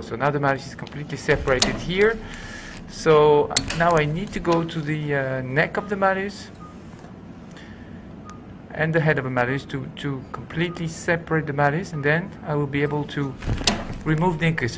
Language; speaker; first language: English; non-native, fluent; French